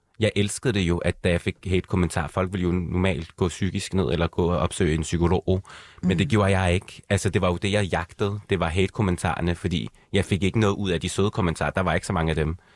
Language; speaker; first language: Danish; early bilingual, other home language; Arabic